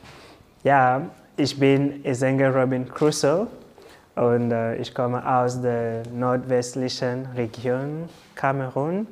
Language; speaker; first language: German; non-native, learner; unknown